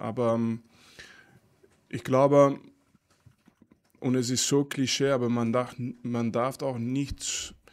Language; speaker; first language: German; non-native, fluent; French